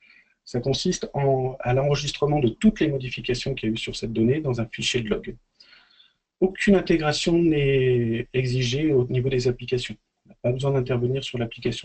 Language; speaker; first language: French; native; French